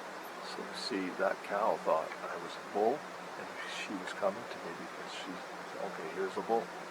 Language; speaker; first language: English; native; English